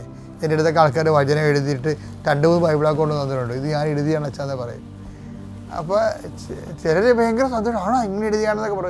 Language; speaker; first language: Malayalam; native; Malayalam